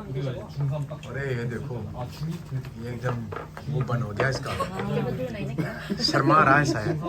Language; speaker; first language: Hindi; non-native, local second language; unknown